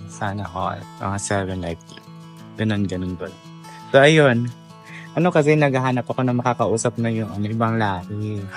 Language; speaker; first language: Filipino; non-native, local second language; Cebuano